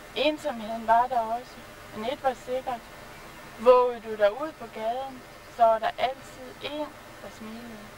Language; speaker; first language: Danish; native; Danish